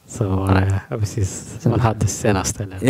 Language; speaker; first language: Swedish; non-native, learner; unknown